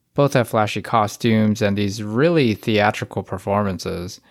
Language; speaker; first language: English; native; English